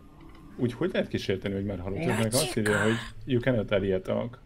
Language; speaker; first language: Hungarian; native; Hungarian